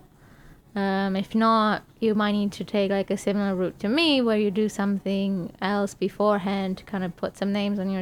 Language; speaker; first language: English; non-native, fluent; Romanian